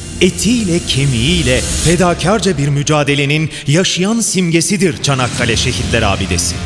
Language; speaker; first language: Turkish; native; Turkish